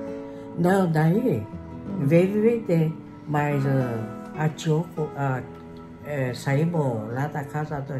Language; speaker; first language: Portuguese; non-native, local second language; Japanese